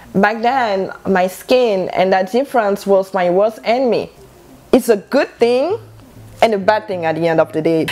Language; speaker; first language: English; non-native, local second language; French